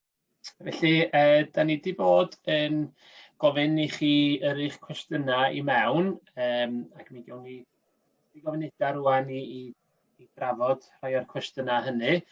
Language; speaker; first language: Welsh; native; Welsh